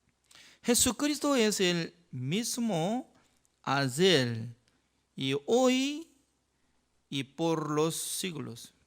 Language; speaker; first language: Spanish; non-native, fluent; Korean